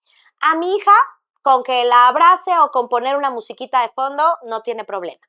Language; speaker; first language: Spanish; native; Spanish